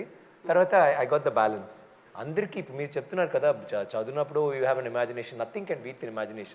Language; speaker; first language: Telugu; non-native, local second language; Tamil